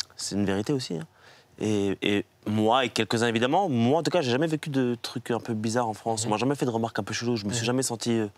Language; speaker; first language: French; native; French